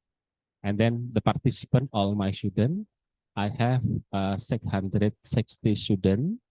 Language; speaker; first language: English; non-native, learner; Indonesian